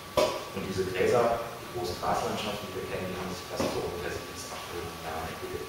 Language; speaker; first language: German; native; German